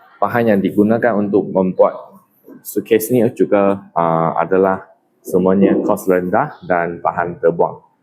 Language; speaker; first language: Malay; non-native, local second language; Chinese